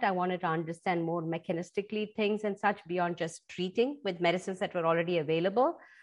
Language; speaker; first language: English; non-native, local second language; Tamil